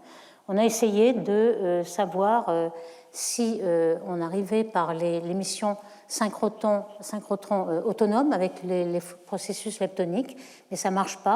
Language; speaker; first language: French; native; French